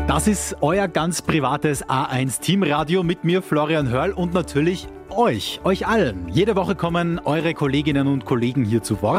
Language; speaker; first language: German; native; German